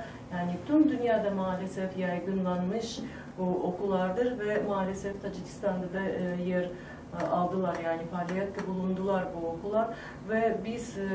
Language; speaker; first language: Turkish; non-native, fluent; Tajik